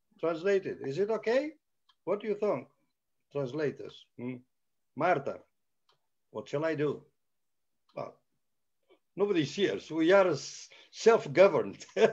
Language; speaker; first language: English; non-native, fluent; Portuguese